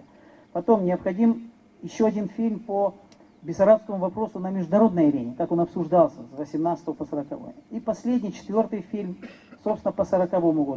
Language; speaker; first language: Russian; native; Russian